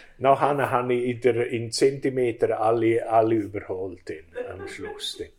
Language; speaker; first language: German; non-native, local second language; Romansh